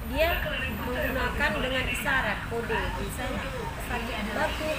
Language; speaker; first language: Indonesian; non-native, local second language; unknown